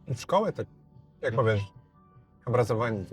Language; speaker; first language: Polish; non-native, fluent; Portuguese